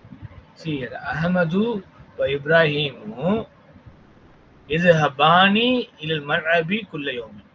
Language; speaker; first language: Arabic; non-native, fluent; Tamil